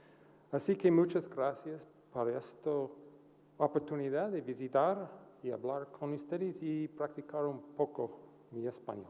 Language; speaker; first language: Spanish; non-native, learner; English